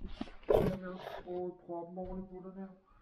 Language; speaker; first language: Danish; non-native, fluent; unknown